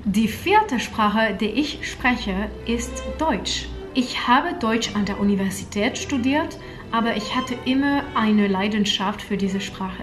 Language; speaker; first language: German; non-native, fluent; French